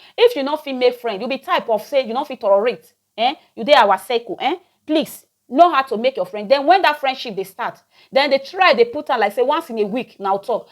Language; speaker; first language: Nigerian Pidgin; native; Nigerian Pidgin